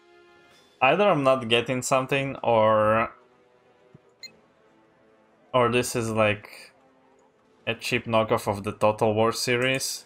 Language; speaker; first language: English; non-native, fluent; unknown